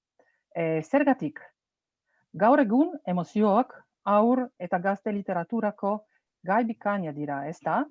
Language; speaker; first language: Basque; non-native, fluent; Slovenian